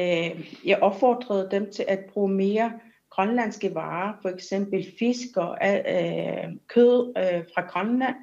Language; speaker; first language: Danish; non-native, local second language; Kalaallisut